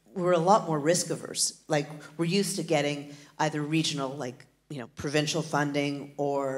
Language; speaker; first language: English; native; English